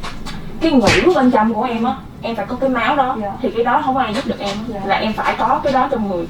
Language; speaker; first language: Vietnamese; native; Vietnamese